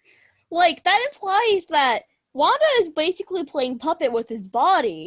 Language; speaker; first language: English; native; English